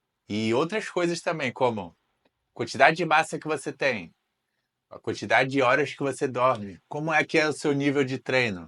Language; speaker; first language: Portuguese; native; Portuguese